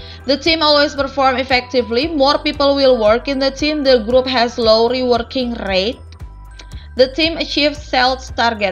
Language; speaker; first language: English; non-native, fluent; Indonesian